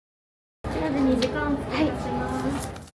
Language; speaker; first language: Japanese; native; Japanese